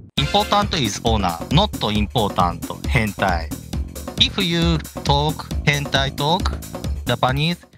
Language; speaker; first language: English; non-native, learner; Japanese